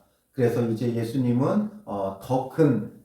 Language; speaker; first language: Korean; native; Korean